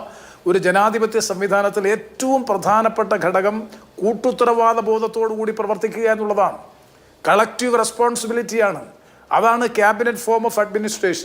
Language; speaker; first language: Malayalam; native; Malayalam